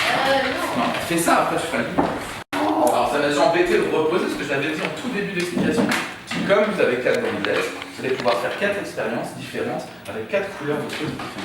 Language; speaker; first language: French; native; French